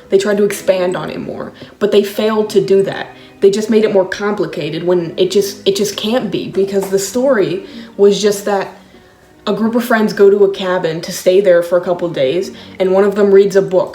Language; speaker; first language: English; native; English